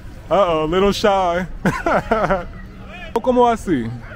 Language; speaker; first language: Spanish; non-native, learner; English